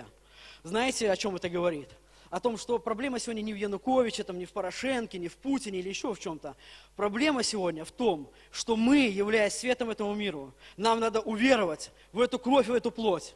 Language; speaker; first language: Russian; native; Russian